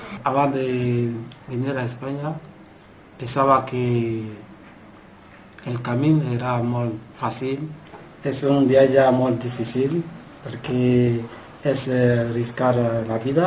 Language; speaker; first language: Spanish; non-native, learner; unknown